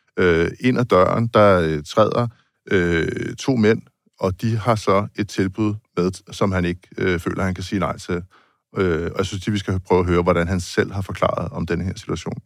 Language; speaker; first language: Danish; native; Danish